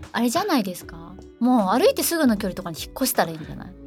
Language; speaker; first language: Japanese; native; Japanese